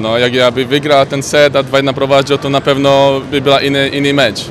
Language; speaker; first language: Polish; non-native, learner; Czech